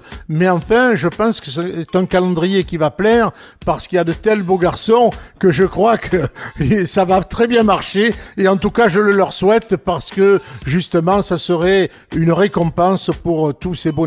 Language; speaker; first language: French; native; French